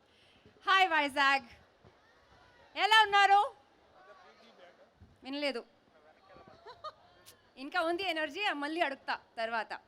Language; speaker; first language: Telugu; non-native, fluent; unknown